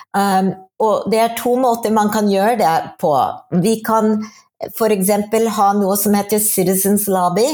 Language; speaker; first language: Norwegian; non-native, fluent; English